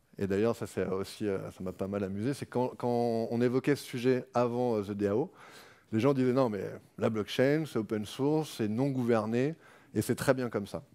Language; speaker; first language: French; native; French